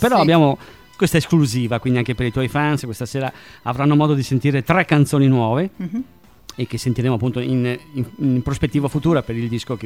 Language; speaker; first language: Italian; native; Italian